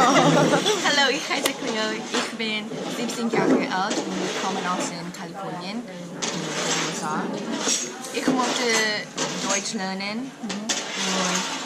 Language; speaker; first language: German; non-native, learner; English